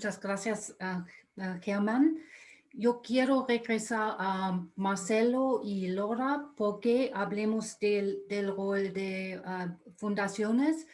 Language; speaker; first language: Spanish; non-native, fluent; German